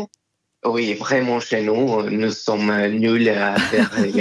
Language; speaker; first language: French; non-native, fluent; Spanish